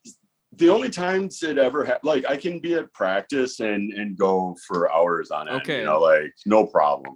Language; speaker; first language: English; native; English